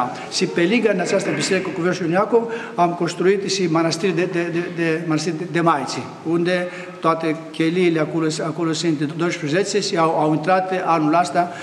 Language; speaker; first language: Romanian; non-native, fluent; Greek